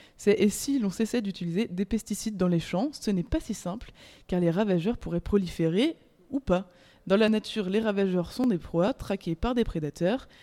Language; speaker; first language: French; native; French